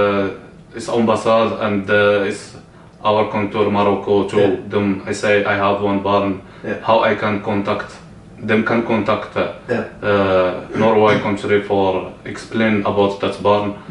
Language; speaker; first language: English; non-native, learner; Arabic